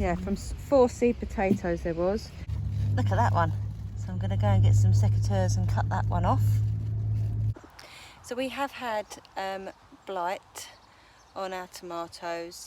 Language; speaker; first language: English; native; English